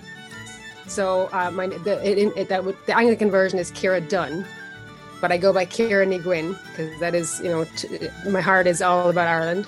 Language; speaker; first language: English; native; English